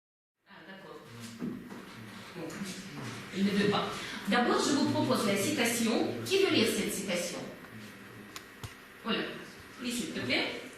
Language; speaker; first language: French; non-native, fluent; Russian